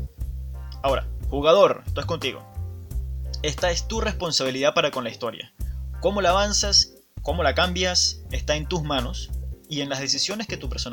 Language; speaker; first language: Spanish; native; Spanish